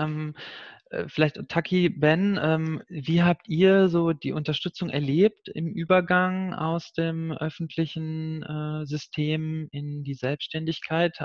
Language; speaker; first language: German; native; German